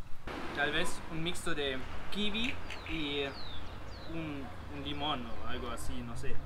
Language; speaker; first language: Spanish; non-native, learner; German